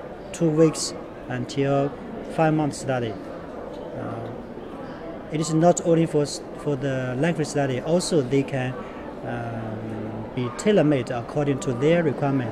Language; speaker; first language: English; non-native, fluent; Chinese